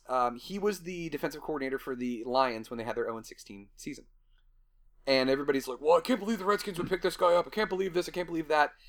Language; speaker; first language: English; native; English